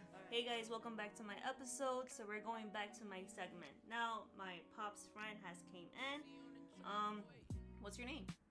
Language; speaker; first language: English; early bilingual, other home language; Spanish